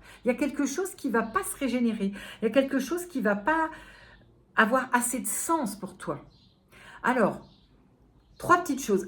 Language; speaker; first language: French; native; French